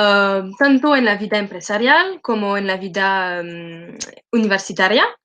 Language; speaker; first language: Spanish; non-native, learner; French